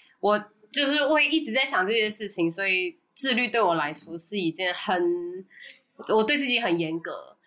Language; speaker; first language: Chinese; native; Chinese